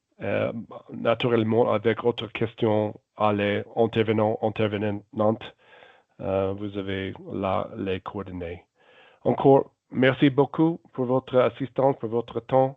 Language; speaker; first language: French; non-native, local second language; German